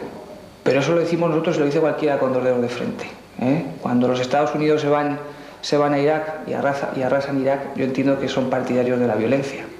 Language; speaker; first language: Spanish; native; Spanish